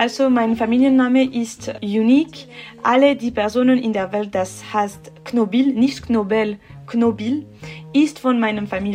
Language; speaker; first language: German; non-native, local second language; French